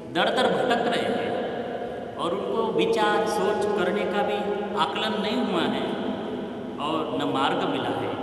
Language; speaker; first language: Hindi; non-native, local second language; Marathi